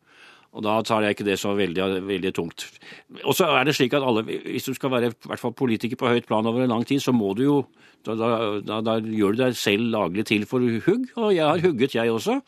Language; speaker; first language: Norwegian; native; Norwegian